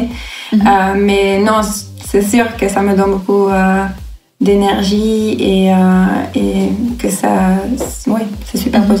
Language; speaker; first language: French; non-native, local second language; Dutch